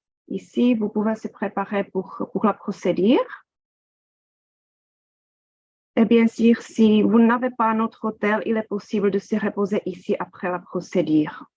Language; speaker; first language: French; non-native, fluent; Czech